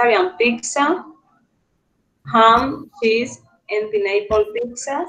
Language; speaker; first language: English; non-native, learner; Spanish